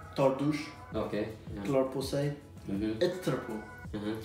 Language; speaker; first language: Swedish; non-native, fluent; Persian